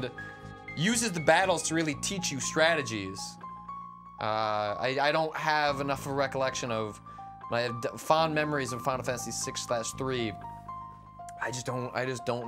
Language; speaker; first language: English; native; English